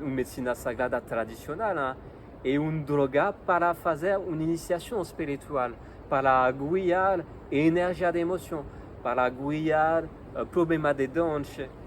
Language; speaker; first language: Portuguese; non-native, learner; French